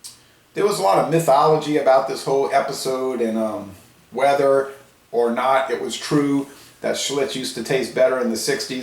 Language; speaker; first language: English; native; English